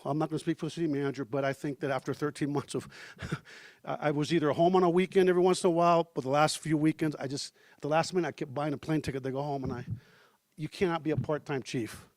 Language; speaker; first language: English; early bilingual, heritage; Spanish